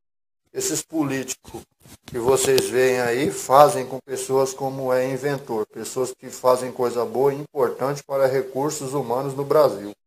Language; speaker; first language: Portuguese; native; Portuguese